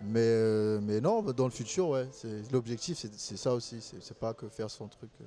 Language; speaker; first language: French; non-native, local second language; Malagasy